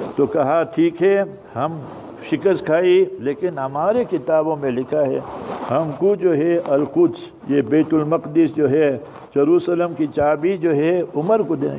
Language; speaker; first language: Urdu; early bilingual, heritage; English